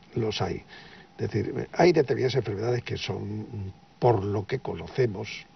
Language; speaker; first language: Spanish; native; Spanish